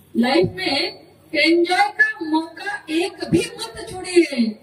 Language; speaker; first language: Hindi; non-native, local second language; Marathi